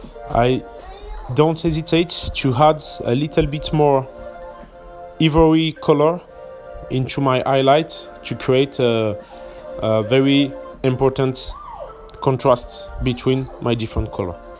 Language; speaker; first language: English; non-native, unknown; French